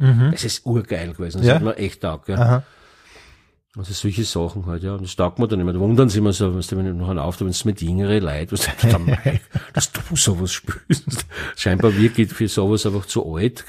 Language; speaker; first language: German; native; German